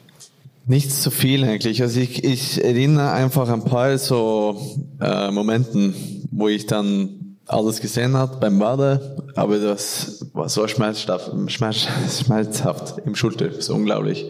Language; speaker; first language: German; non-native, fluent; Norwegian